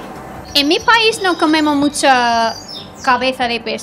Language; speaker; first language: Spanish; non-native, fluent; English